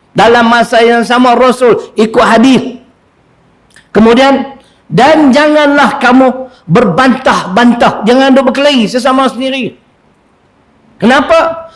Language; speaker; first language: Malay; native; Malay